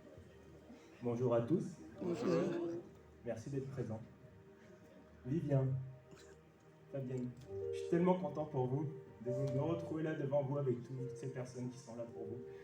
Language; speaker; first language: French; native; French